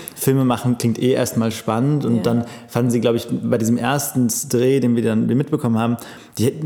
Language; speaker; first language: German; native; German